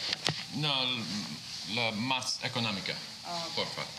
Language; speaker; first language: Spanish; non-native, learner; English